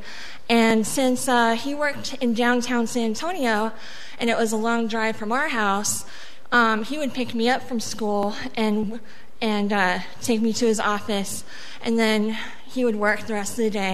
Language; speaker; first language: English; early bilingual, other home language; Spanish